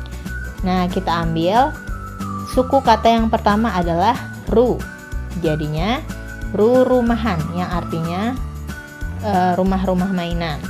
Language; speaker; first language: Indonesian; non-native, local second language; Banjar